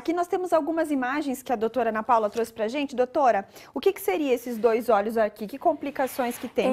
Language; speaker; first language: Portuguese; native; Portuguese